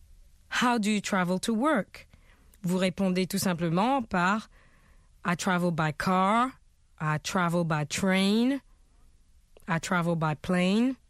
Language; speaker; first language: English; non-native, fluent; French